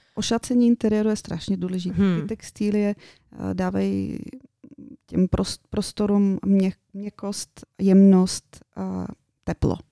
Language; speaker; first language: Czech; non-native, fluent; Bulgarian